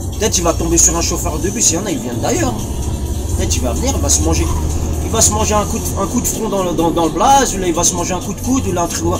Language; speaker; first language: French; early bilingual, other home language; Arabic